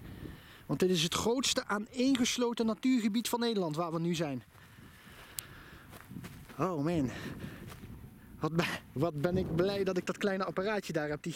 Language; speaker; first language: Dutch; native; Dutch